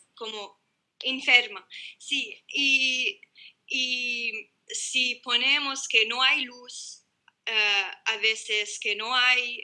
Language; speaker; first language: Spanish; non-native, learner; Arabic